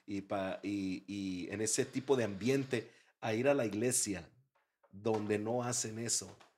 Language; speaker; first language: Spanish; early bilingual, heritage; Spanish